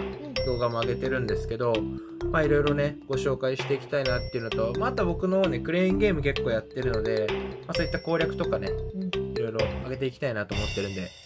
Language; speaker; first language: Japanese; native; Japanese